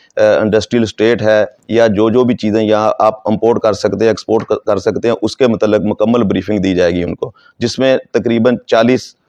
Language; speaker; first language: Urdu; non-native, local second language; Saraiki